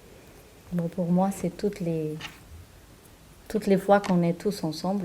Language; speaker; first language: French; non-native, fluent; Portuguese